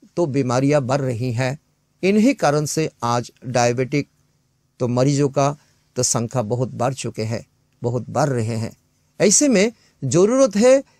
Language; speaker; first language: Hindi; non-native, local second language; Bangla